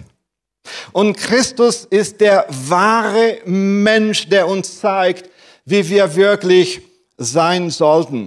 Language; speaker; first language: German; non-native, fluent; Portuguese